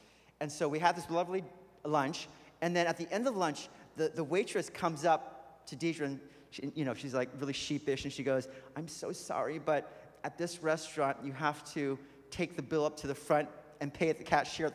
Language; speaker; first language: English; native; English